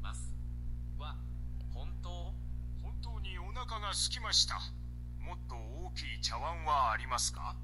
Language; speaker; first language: Japanese; non-native, learner; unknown